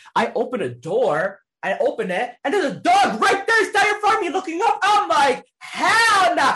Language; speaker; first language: English; native; English